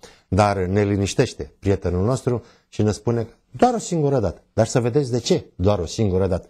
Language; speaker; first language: Romanian; native; Romanian